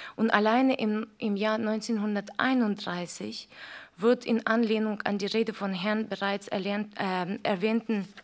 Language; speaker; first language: German; non-native, fluent; Ukrainian